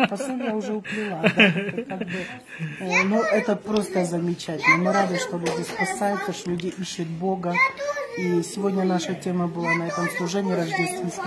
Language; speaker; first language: Russian; native; Russian